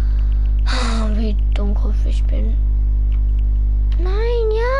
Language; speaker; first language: German; non-native, learner; English